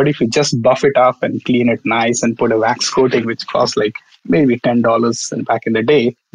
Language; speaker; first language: English; non-native, local second language; Marathi